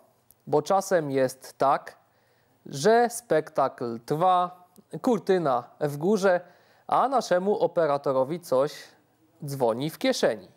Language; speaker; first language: Polish; native; Polish